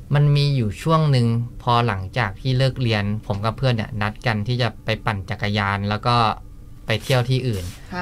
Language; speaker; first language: Thai; native; Thai